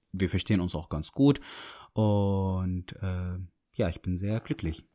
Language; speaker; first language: German; non-native, fluent; Arabic